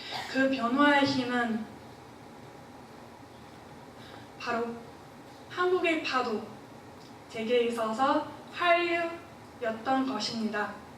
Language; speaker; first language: Korean; non-native, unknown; English